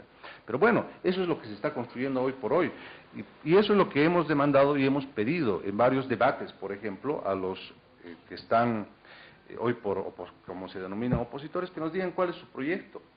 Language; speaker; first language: Spanish; native; Spanish